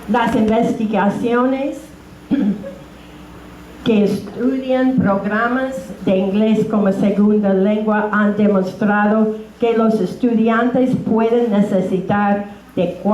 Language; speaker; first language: Spanish; non-native, fluent; English